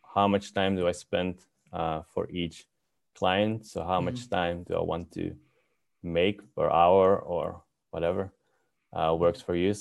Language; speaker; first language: English; non-native, fluent; Dutch